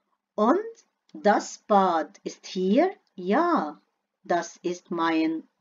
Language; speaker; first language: German; non-native, fluent; Arabic